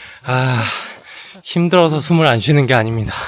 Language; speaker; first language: Korean; native; Korean